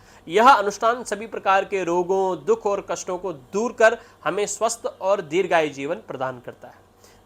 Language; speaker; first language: Hindi; native; Hindi